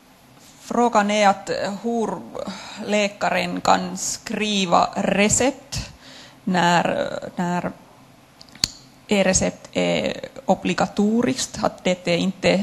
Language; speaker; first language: Swedish; non-native, local second language; Finnish